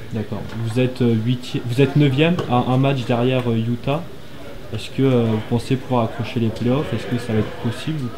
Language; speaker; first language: French; native; French